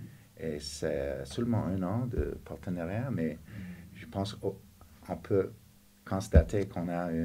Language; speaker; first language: French; non-native, fluent; English